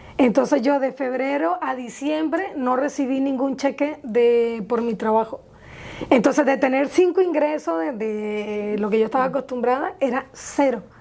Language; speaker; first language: Spanish; native; Spanish